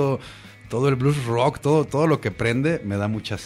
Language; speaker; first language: Spanish; native; Spanish